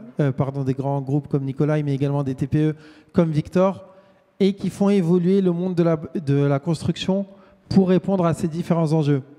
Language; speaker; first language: French; native; French